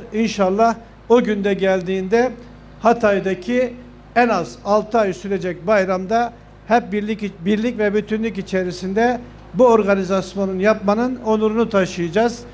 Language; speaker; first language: Turkish; native; Turkish